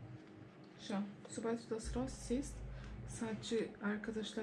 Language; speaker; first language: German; early bilingual, heritage; Turkish